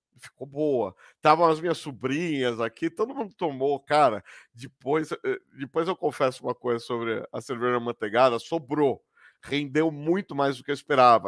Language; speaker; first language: Portuguese; native; Portuguese